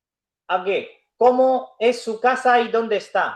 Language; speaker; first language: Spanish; non-native, fluent; Urdu